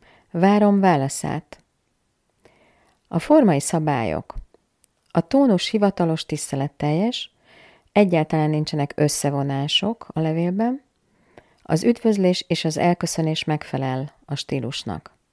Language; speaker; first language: Hungarian; native; Hungarian